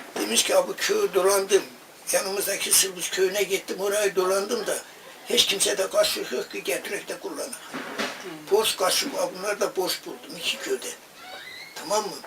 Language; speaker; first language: Turkish; native; Turkish